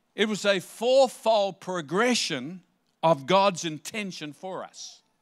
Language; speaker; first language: English; native; English